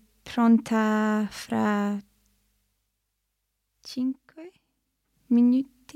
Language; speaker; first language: Italian; non-native, learner; English